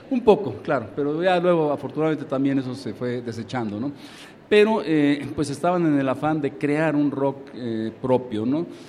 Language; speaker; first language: Spanish; native; Spanish